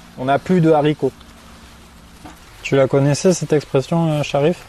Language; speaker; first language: French; native; French